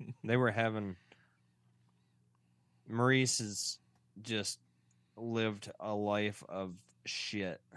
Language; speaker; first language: English; native; English